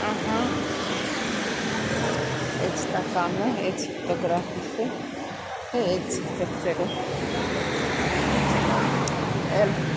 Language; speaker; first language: Greek; non-native, learner; Armenian